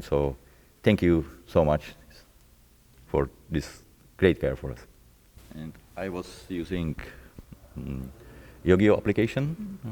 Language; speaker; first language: English; non-native, fluent; Czech